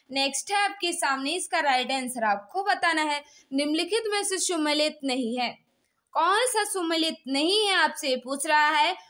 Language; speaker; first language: Hindi; native; Hindi